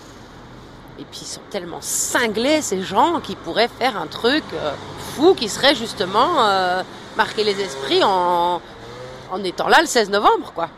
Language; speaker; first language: French; native; French